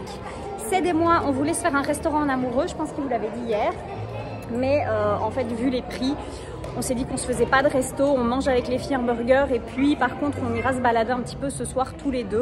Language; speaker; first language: French; native; French